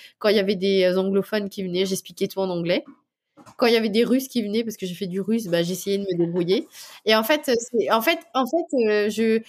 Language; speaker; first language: French; non-native, local second language; Morisyen